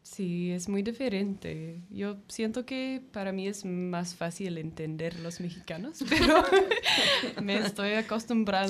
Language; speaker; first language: Spanish; non-native, fluent; English